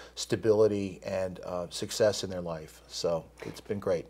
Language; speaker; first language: English; native; English